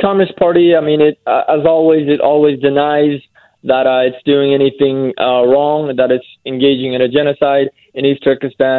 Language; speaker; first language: English; native; English